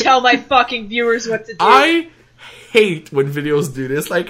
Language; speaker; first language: English; non-native, fluent; French